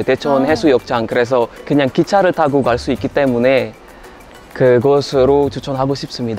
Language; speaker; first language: Korean; non-native, fluent; Indonesian